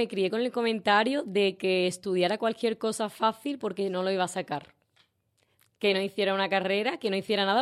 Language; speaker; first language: Spanish; native; Spanish